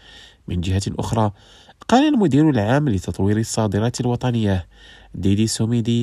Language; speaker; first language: Arabic; non-native, fluent; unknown